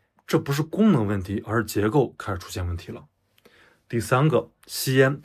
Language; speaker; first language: Chinese; native; Chinese